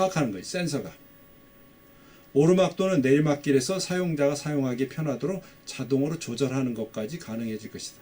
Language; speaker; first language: Korean; native; Korean